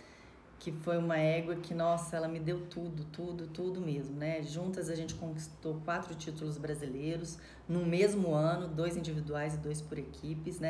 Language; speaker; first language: Portuguese; native; Portuguese